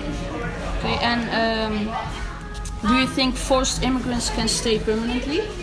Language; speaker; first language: English; non-native, learner; Dutch